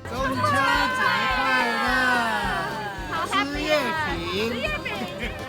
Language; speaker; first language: Chinese; native; Chinese